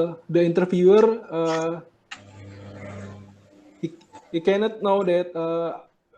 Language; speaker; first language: English; non-native, learner; Indonesian